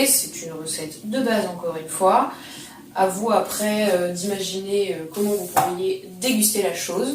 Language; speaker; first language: French; native; French